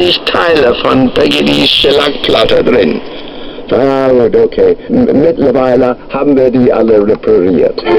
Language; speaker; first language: German; non-native, fluent; English